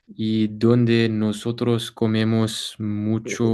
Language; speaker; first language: Spanish; non-native, learner; English